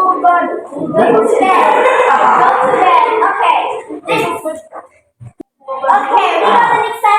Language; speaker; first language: English; non-native, fluent; Indonesian